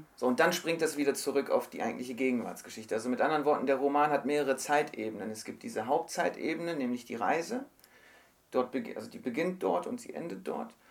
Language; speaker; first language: German; early bilingual, other home language; Turkish